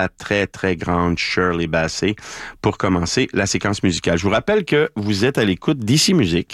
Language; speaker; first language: French; native; French